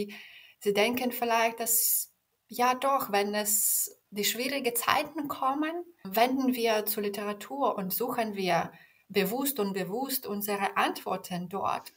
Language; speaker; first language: German; non-native, fluent; Belarusian